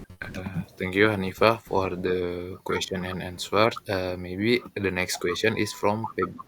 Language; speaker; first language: English; non-native, learner; Indonesian